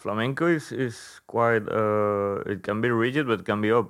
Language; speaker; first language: English; non-native, fluent; Spanish